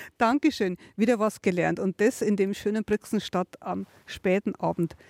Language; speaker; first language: German; native; German